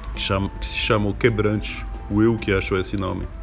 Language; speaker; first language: Portuguese; non-native, fluent; French